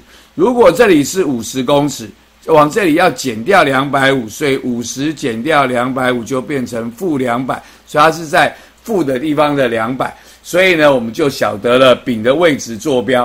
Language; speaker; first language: Chinese; native; Chinese